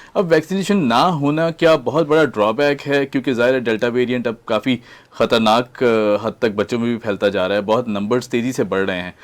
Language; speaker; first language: Urdu; native; Urdu